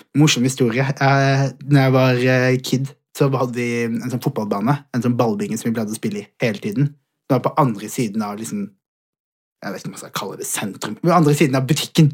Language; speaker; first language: Norwegian; early bilingual, other home language; Somali